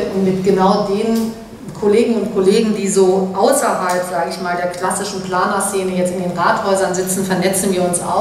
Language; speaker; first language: German; native; German